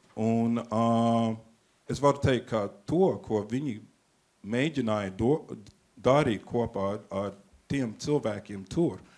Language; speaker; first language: Latvian; non-native, fluent; English